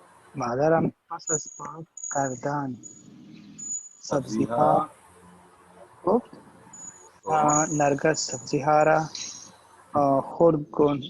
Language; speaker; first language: Persian; non-native, learner; Urdu